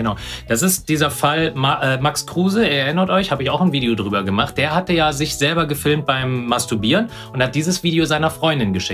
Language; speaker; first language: German; native; German